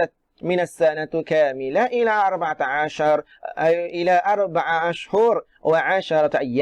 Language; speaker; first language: Arabic; non-native, fluent; Malay